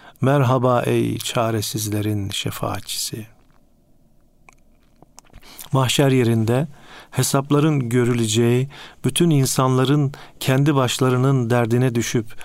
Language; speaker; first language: Turkish; native; Turkish